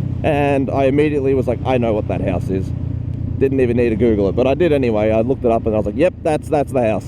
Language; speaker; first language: English; native; English